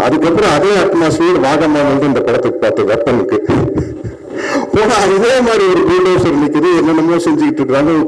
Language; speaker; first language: Tamil; native; Tamil